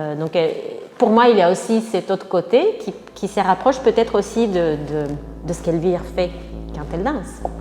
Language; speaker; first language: French; non-native, fluent; Spanish